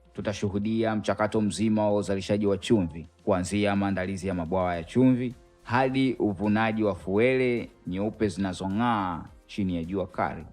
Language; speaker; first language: Swahili; native; Swahili